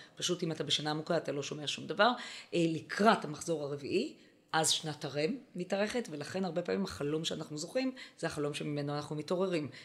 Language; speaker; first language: Hebrew; native; Hebrew